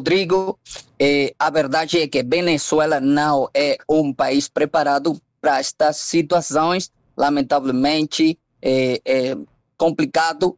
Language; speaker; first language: Portuguese; non-native, fluent; Spanish